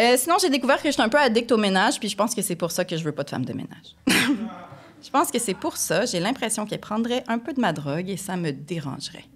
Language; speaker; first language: French; native; French